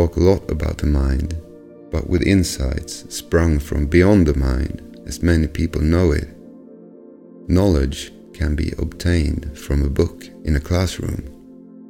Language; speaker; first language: English; non-native, fluent; Swedish